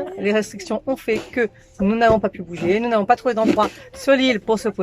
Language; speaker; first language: French; native; French